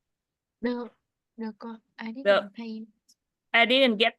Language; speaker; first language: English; non-native, learner; Vietnamese